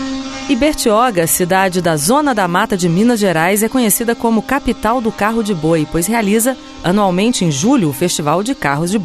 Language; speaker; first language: Portuguese; native; Portuguese